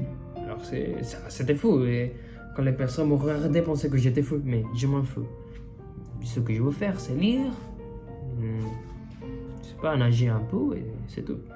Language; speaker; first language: French; non-native, learner; Spanish